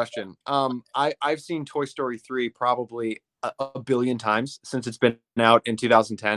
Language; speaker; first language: English; native; English